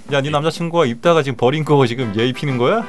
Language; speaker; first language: Korean; native; Korean